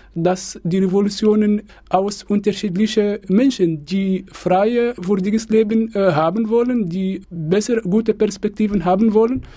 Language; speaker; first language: German; non-native, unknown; Arabic